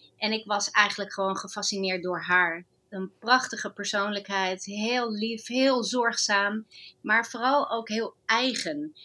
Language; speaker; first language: Dutch; non-native, fluent; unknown